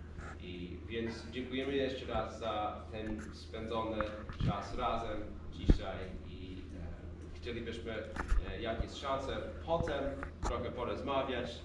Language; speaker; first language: Polish; non-native, fluent; English